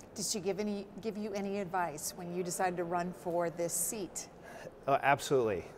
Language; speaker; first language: English; native; English